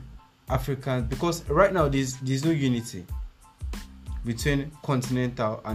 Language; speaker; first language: English; non-native, local second language; Yoruba